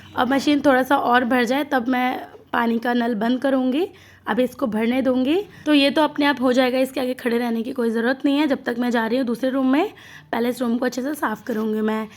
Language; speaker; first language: Hindi; non-native, local second language; Bangla